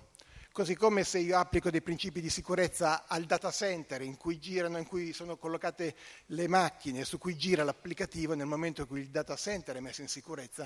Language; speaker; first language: Italian; native; Italian